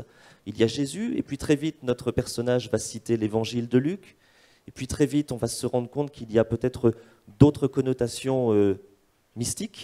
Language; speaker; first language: French; native; French